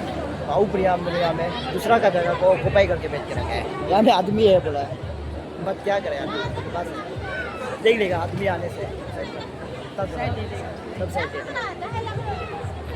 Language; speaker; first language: Hindi; non-native, local second language; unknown